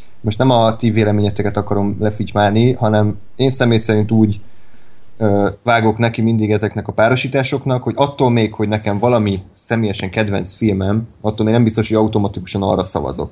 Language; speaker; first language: Hungarian; native; Hungarian